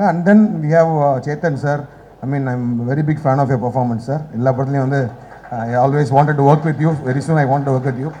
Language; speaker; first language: Tamil; native; Tamil